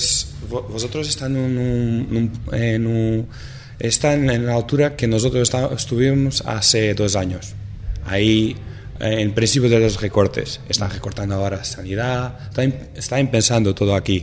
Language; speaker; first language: Spanish; non-native, fluent; Portuguese